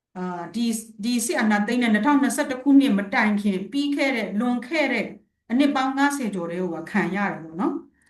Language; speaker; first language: Burmese; non-native, local second language; Shwe Palaung